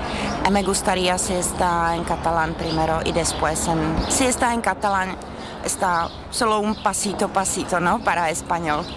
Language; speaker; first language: Spanish; non-native, fluent; Czech